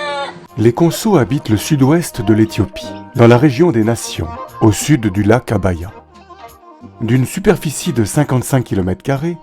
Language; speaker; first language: French; native; French